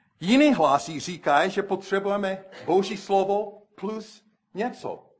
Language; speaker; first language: Czech; non-native, fluent; English